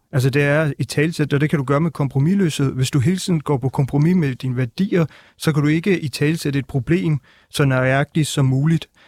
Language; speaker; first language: Danish; early bilingual, other home language; Punjabi